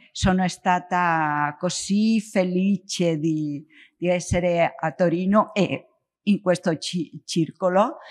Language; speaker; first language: Italian; non-native, learner; Spanish